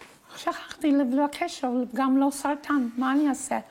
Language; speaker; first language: Hebrew; non-native, fluent; English